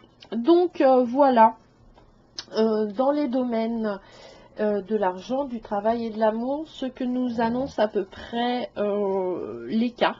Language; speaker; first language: French; native; French